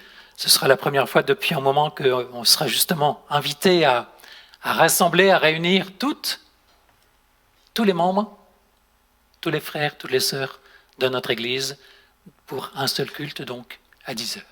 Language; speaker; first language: French; native; French